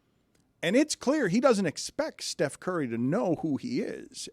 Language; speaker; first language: English; native; English